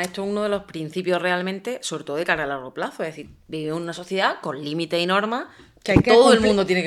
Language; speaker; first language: Spanish; native; Spanish